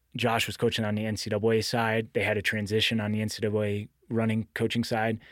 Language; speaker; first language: English; native; English